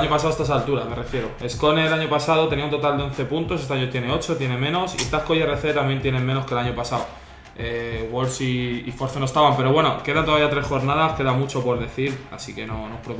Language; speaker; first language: Spanish; native; Spanish